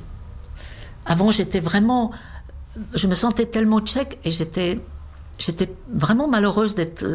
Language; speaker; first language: French; non-native, fluent; Czech